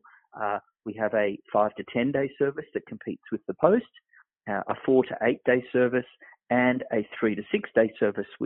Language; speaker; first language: English; native; English